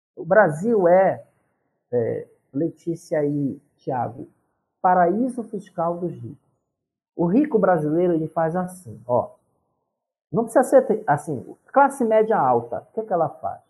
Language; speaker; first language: Portuguese; native; Portuguese